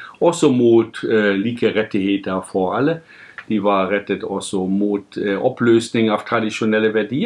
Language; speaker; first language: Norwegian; non-native, fluent; German